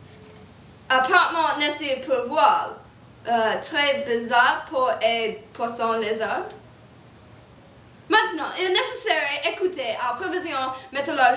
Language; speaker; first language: French; non-native, learner; English